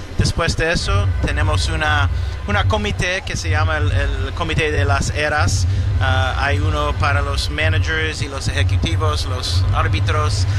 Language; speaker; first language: Spanish; non-native, fluent; English